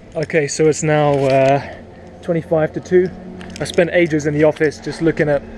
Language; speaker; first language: English; native; English